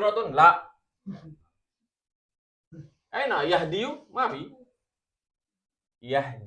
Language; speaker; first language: Arabic; non-native, fluent; Indonesian